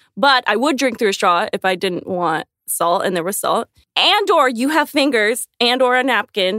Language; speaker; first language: English; native; English